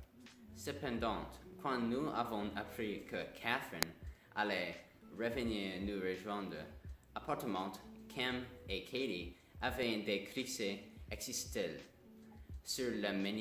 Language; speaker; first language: French; non-native, learner; English